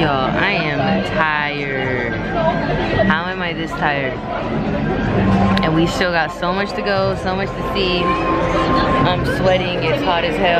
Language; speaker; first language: English; early bilingual, other home language; Spanish